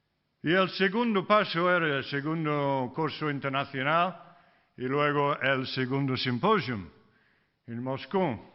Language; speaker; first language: Spanish; non-native, fluent; English